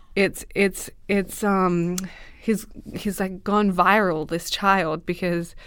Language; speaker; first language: English; native; English